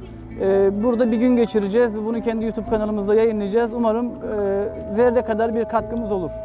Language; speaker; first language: Turkish; native; Turkish